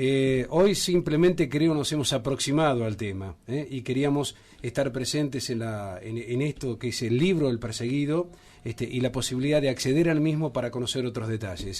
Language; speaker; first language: Spanish; native; Spanish